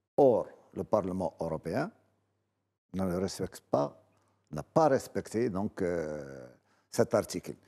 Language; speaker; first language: French; non-native, local second language; Arabic